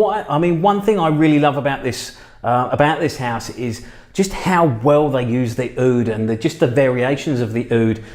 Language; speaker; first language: English; native; English